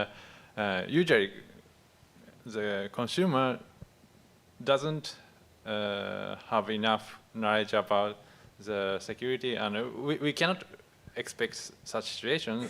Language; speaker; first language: English; non-native, fluent; Japanese